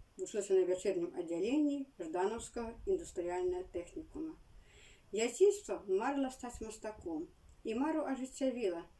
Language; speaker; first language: Belarusian; native; Belarusian